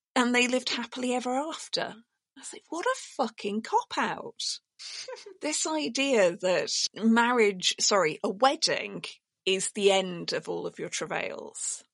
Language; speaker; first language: English; native; English